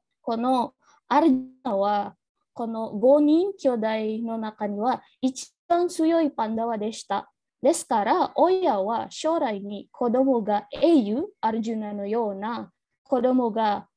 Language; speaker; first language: Japanese; non-native, learner; Indonesian